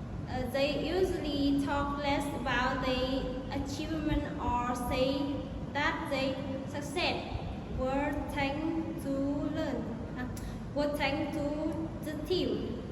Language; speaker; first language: English; non-native, learner; Vietnamese